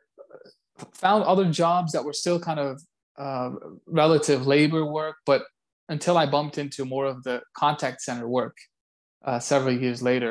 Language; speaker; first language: English; non-native, fluent; Turkish